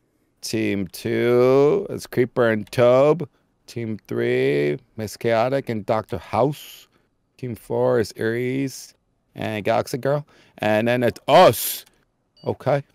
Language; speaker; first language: English; native; English